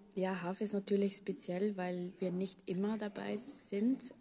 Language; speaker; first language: German; non-native, fluent; Dutch